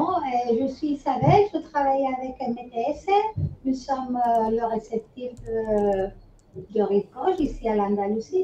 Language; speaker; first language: French; non-native, fluent; Spanish